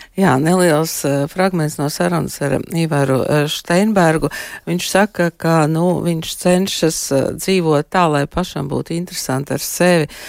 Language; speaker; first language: Latvian; native; Latvian